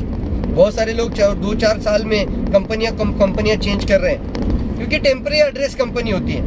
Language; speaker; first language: Hindi; non-native, local second language; Marathi